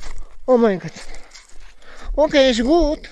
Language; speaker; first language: English; non-native, learner; Croatian